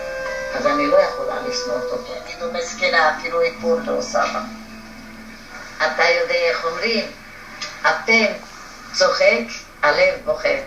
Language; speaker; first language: Hebrew; non-native, fluent; Hungarian